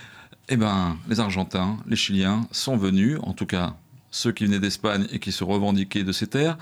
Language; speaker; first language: French; native; French